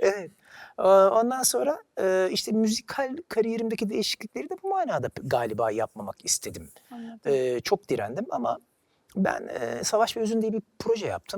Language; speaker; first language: Turkish; native; Turkish